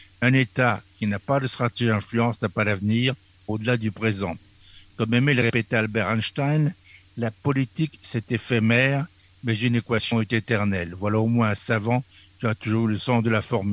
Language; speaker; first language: French; native; French